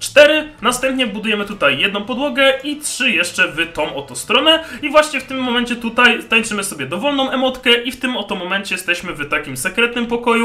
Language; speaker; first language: Polish; native; Polish